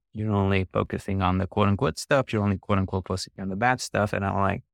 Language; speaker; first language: English; early bilingual, other home language; Spanish